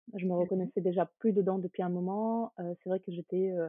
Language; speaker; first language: French; early bilingual, other home language; Ukrainian